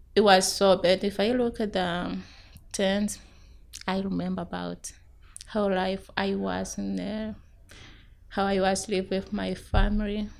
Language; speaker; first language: English; non-native, local second language; Rundi